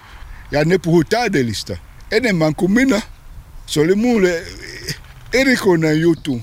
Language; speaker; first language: Finnish; non-native, learner; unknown